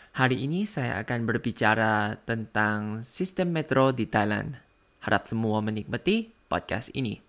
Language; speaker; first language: Indonesian; non-native, learner; Thai